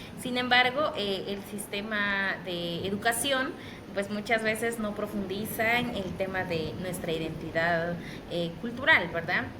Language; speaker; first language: Spanish; non-native, local second language; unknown